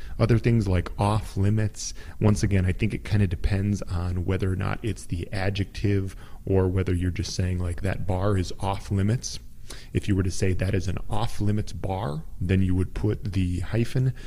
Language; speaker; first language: English; native; English